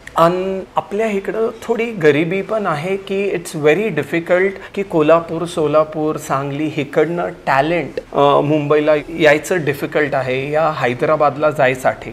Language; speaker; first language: Marathi; non-native, local second language; Punjabi